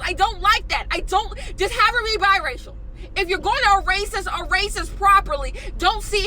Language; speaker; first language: English; native; English